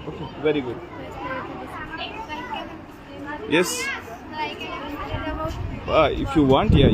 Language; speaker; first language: English; non-native, local second language; Hindi